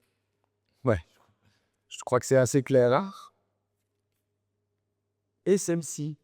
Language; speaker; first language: French; native; French